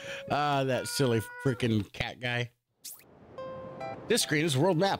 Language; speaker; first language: English; native; English